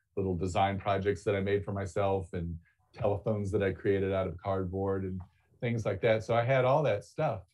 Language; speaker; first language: English; native; English